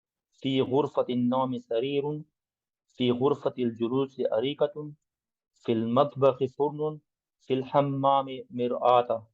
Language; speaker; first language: Arabic; non-native, learner; English